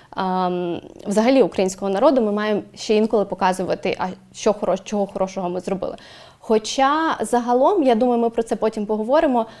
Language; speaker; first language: Ukrainian; native; Ukrainian